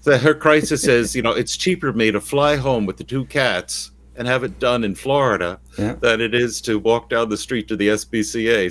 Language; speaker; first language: English; native; English